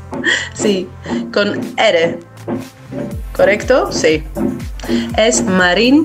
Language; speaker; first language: Spanish; non-native, fluent; Greek